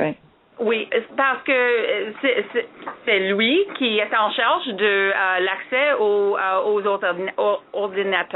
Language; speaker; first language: French; non-native, fluent; English